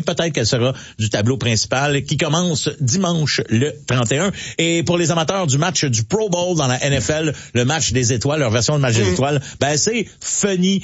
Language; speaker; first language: French; native; French